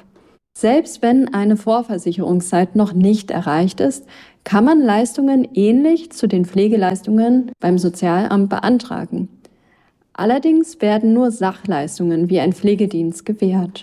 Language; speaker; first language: German; native; German